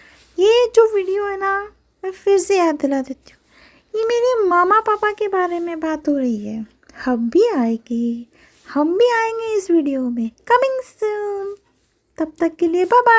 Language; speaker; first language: Hindi; native; Hindi